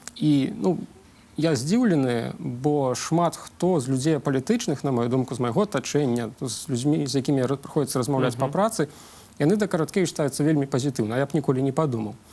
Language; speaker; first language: Belarusian; non-native, local second language; Russian